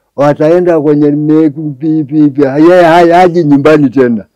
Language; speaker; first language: Swahili; non-native, local second language; Masai